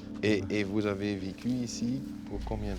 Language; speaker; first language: French; non-native, fluent; Dutch